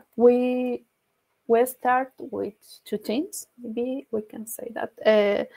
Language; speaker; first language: English; non-native, learner; Spanish